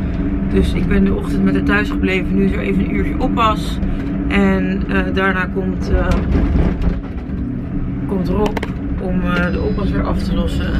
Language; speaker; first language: Dutch; native; Dutch